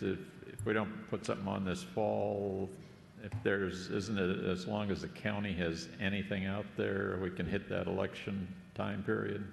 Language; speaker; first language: English; native; English